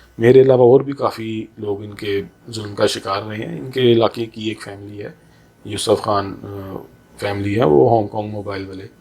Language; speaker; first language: Urdu; non-native, local second language; Punjabi